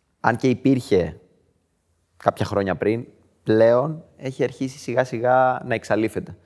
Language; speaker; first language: Greek; native; Greek